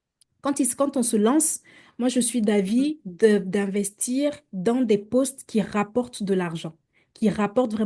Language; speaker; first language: French; native; French